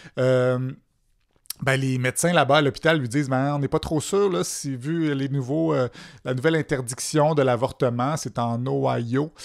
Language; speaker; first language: French; native; French